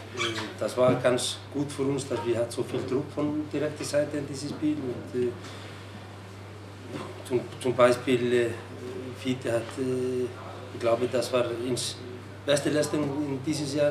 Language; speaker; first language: German; non-native, learner; Icelandic